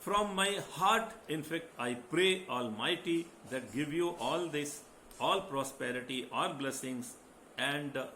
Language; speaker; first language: English; non-native, local second language; Hindi